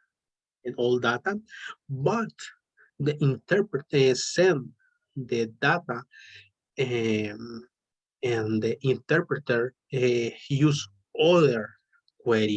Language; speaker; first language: English; non-native, learner; Spanish